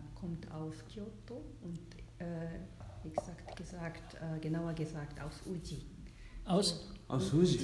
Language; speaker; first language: German; non-native, fluent; Japanese